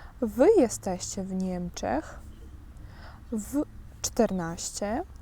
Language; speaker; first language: Polish; non-native, fluent; Ukrainian